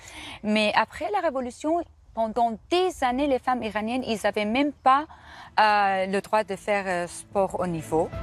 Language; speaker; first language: French; non-native, fluent; Persian